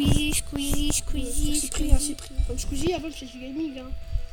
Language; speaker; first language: French; native; French